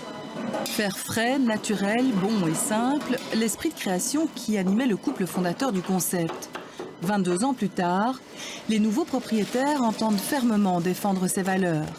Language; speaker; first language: French; native; French